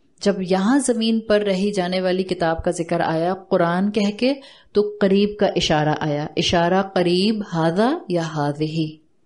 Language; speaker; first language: Urdu; native; Urdu